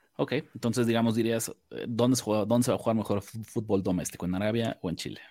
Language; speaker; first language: Spanish; native; Spanish